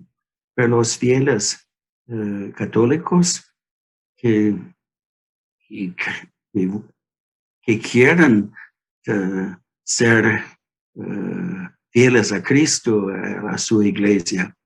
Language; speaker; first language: Spanish; non-native, learner; English